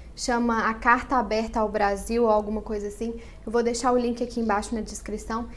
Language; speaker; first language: Portuguese; native; Portuguese